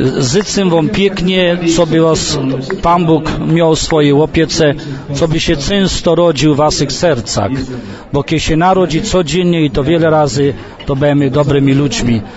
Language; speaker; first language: Polish; native; Polish